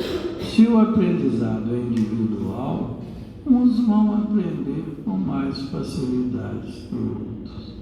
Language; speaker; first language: Portuguese; native; Portuguese